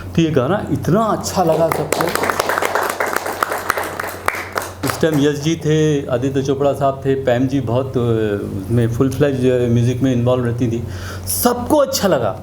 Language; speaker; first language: Hindi; native; Hindi